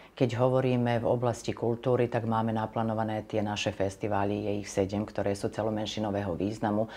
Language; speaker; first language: Slovak; native; Slovak